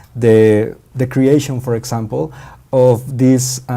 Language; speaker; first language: English; non-native, fluent; Spanish